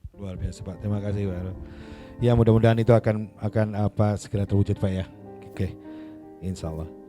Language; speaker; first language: Indonesian; native; Indonesian